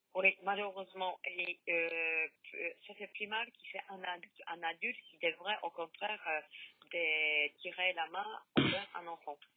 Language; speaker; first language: French; non-native, learner; Polish